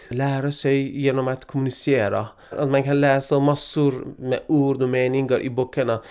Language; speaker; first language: Swedish; non-native, fluent; Persian